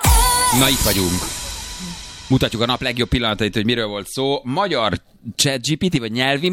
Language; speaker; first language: Hungarian; native; Hungarian